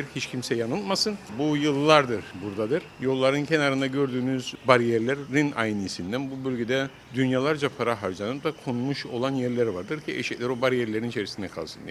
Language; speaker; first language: Turkish; native; Turkish